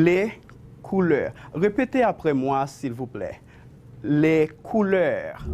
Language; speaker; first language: French; non-native, fluent; Spanish